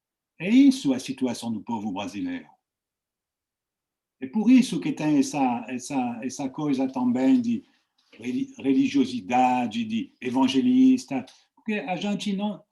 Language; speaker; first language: Portuguese; non-native, fluent; French